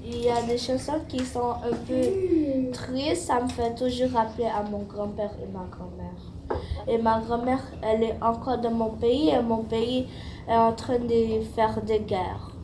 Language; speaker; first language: French; early bilingual, other home language; Haitian Creole